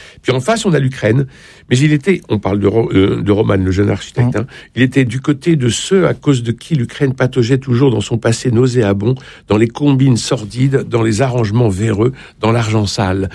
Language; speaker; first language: French; native; French